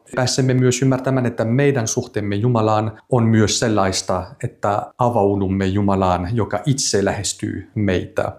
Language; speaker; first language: Finnish; non-native, fluent; French